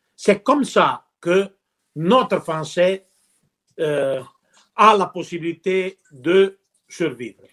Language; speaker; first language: French; non-native, local second language; Italian